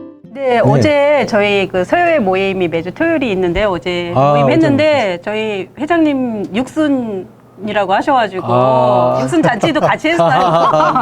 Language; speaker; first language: Korean; native; Korean